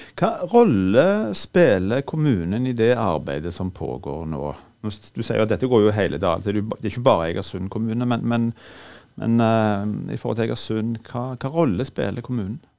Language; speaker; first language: Norwegian; native; Norwegian